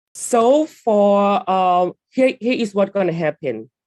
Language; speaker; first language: English; non-native, learner; Thai